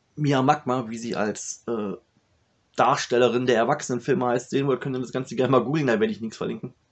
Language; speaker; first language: German; native; German